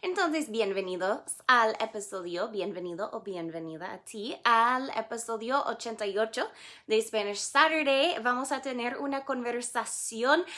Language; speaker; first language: Spanish; non-native, fluent; English